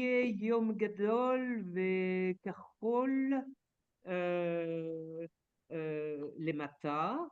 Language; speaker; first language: Hebrew; non-native, learner; French